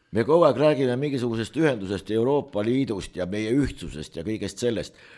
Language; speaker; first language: Estonian; native; Estonian